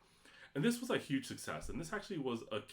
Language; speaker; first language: English; native; English